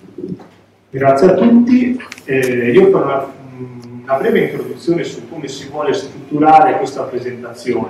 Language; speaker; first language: Italian; native; Italian